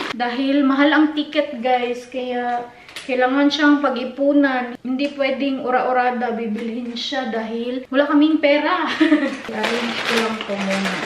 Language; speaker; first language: Filipino; non-native, local second language; Cebuano